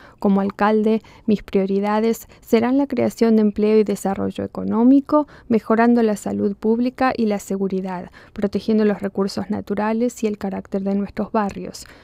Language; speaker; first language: Spanish; early bilingual, heritage; Spanish